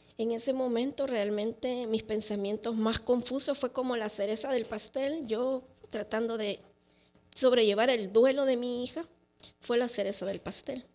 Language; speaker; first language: Spanish; native; Spanish